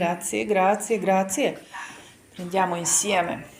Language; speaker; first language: Italian; non-native, learner; Ukrainian